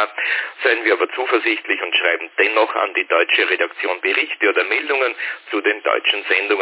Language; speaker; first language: German; native; German